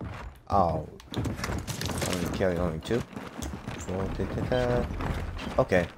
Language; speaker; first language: English; native; English